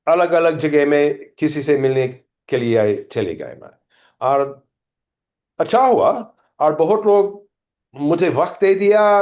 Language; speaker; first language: Hindi; non-native, learner; English